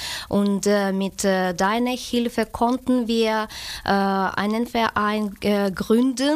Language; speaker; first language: German; non-native, fluent; Ukrainian